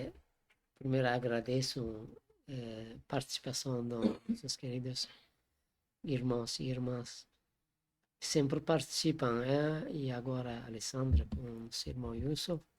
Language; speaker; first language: Portuguese; non-native, learner; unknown